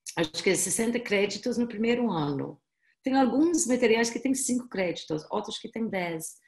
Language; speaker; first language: Portuguese; non-native, fluent; English